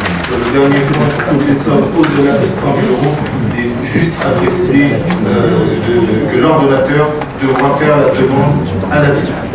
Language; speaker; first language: French; native; French